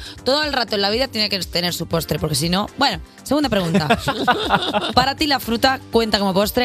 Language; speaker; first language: Spanish; native; Spanish